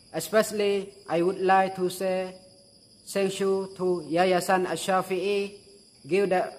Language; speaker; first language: English; non-native, learner; Khmer